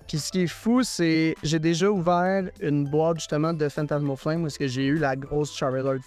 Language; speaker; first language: French; native; French